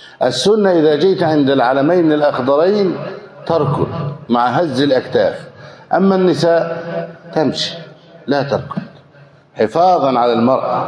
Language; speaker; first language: Arabic; native; Arabic